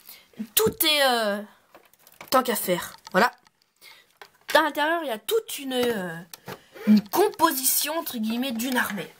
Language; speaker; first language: French; native; French